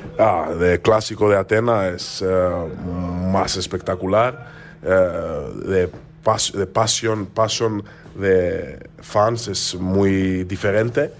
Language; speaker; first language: Spanish; non-native, learner; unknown